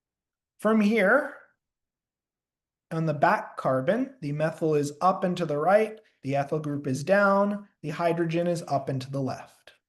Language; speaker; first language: English; native; English